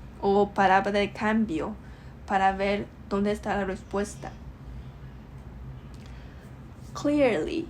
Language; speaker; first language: Spanish; non-native, learner; Chinese